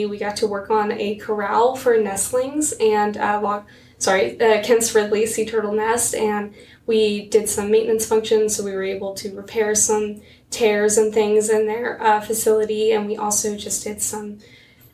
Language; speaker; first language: English; native; English